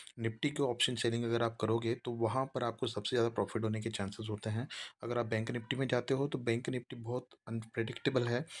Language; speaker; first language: Hindi; native; Hindi